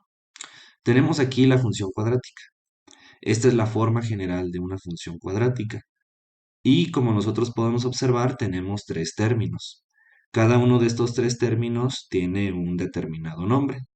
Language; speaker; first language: Spanish; native; Spanish